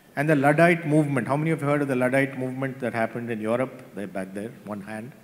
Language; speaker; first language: English; non-native, local second language; Tamil